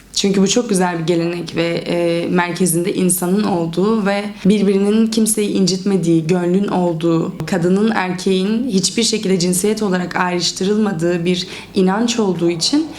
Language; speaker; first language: Turkish; native; Turkish